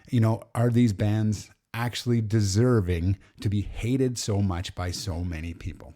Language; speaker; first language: English; native; English